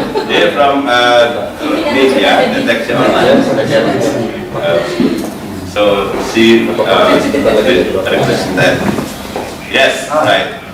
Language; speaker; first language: English; non-native, fluent; Indonesian